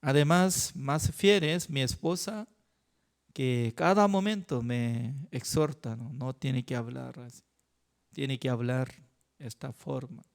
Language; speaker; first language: Spanish; non-native, learner; Korean